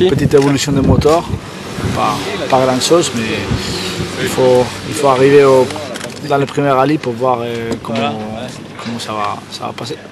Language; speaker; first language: French; non-native, fluent; Spanish